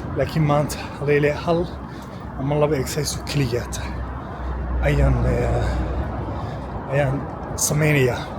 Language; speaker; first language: Somali; early bilingual, heritage; Somali